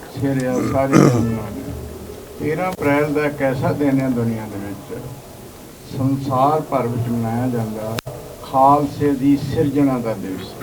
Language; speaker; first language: Hindi; non-native, local second language; Punjabi